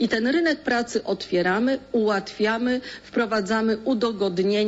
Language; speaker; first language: Polish; native; Polish